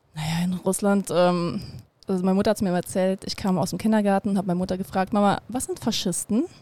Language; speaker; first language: German; early bilingual, other home language; Russian